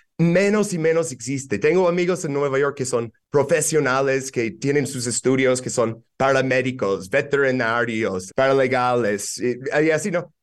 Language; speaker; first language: Spanish; non-native, fluent; English